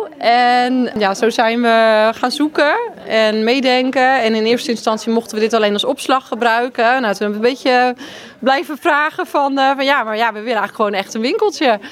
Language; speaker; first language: Dutch; native; Dutch